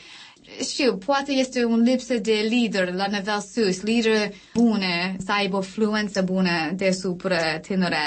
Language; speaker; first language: Romanian; non-native, learner; English